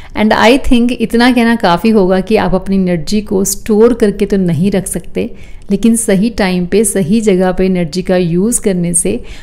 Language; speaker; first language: Hindi; native; Hindi